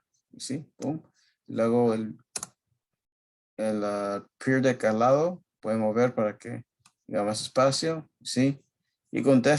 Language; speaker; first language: Spanish; early bilingual, heritage; Spanish